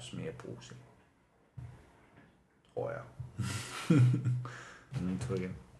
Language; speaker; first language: Danish; non-native, local second language; Kalaallisut